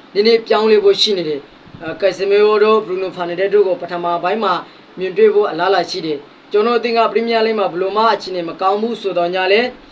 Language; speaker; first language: Burmese; native; Burmese